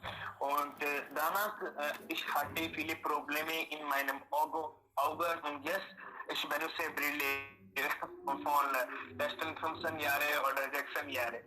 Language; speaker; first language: German; non-native, learner; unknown